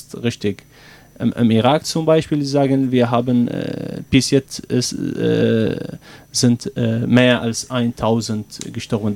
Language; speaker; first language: German; non-native, learner; Arabic